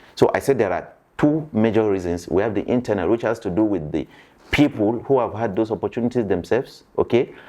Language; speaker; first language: English; non-native, local second language; Yoruba